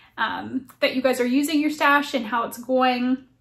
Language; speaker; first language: English; native; English